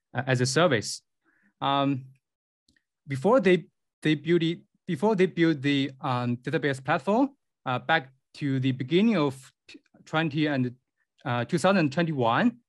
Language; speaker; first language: English; non-native, fluent; Chinese